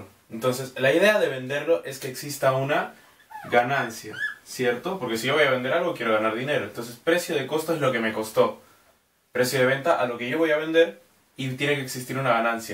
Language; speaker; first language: Spanish; native; Spanish